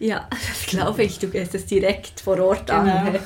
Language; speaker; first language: German; native; German